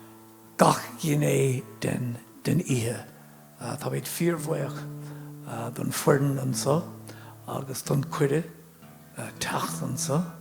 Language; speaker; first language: Irish; non-native, local second language; English